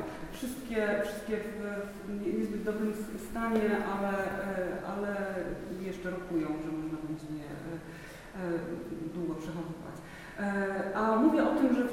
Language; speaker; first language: Polish; native; Polish